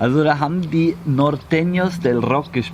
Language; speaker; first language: German; native; German